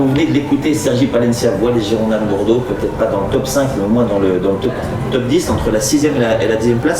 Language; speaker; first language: French; native; French